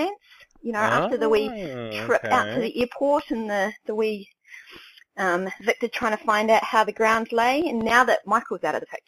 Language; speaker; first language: English; native; English